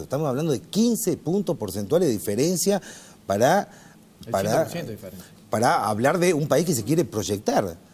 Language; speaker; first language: Spanish; native; Spanish